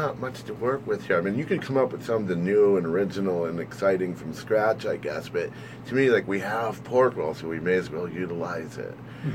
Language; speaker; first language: English; native; English